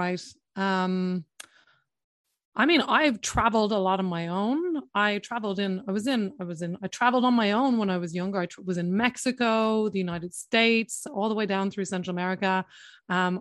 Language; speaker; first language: English; native; English